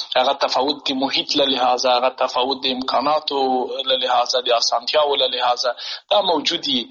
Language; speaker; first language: Pashto; native; Pashto